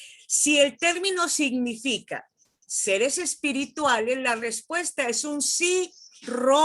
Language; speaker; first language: Spanish; native; Spanish